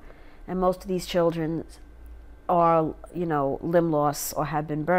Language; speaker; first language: English; native; English